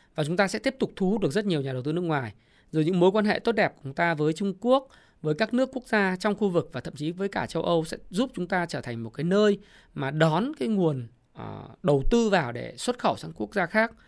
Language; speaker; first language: Vietnamese; native; Vietnamese